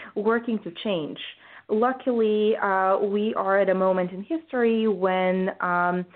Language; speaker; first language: English; non-native, fluent; Bulgarian